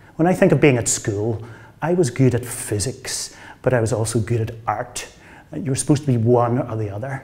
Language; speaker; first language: English; native; English